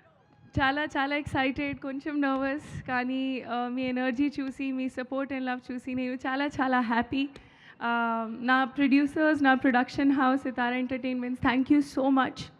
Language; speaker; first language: Telugu; non-native, learner; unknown